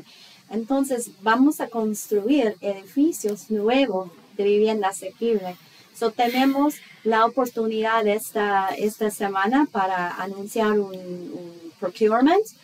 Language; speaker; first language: Spanish; non-native, fluent; English